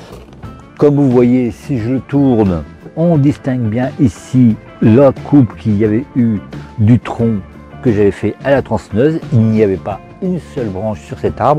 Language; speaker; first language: French; native; French